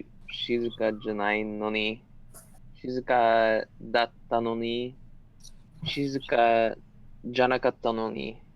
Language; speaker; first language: Japanese; non-native, learner; English